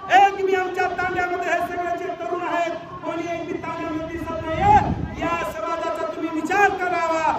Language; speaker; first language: Marathi; non-native, local second language; Lambadi